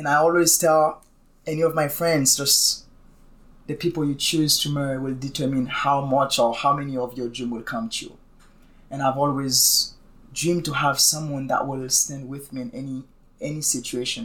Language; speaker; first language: English; non-native, fluent; Haitian Creole